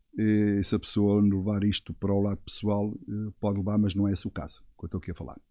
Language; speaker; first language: Portuguese; native; Portuguese